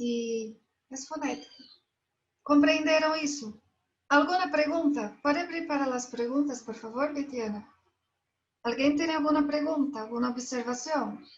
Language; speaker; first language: Spanish; non-native, fluent; Portuguese